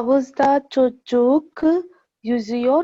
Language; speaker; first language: Turkish; non-native, learner; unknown